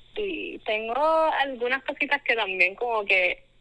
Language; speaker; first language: Spanish; native; Spanish